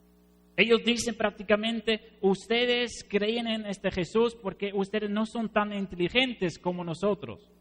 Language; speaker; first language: Spanish; non-native, fluent; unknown